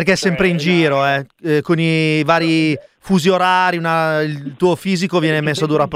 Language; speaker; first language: Italian; native; Italian